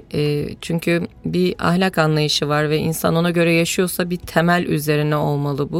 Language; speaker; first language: Turkish; native; Turkish